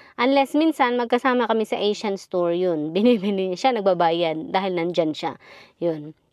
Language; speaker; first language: Filipino; native; Filipino